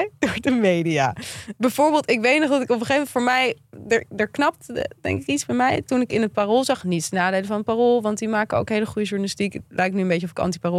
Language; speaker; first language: Dutch; native; Dutch